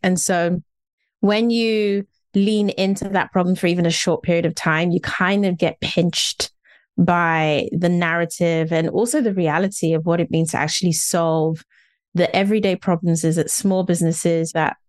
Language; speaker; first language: English; native; English